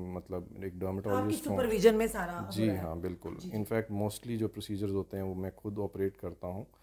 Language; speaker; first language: Hindi; native; Hindi